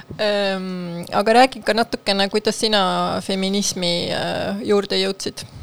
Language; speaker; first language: Estonian; native; Estonian